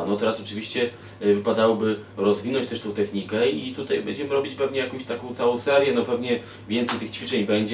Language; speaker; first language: Polish; native; Polish